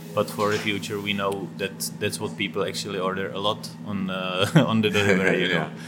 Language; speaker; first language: English; non-native, fluent; Czech